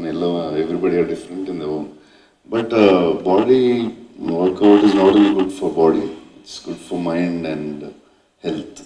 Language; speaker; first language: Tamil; non-native, learner; Telugu